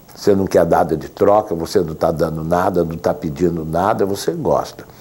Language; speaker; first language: Portuguese; native; Portuguese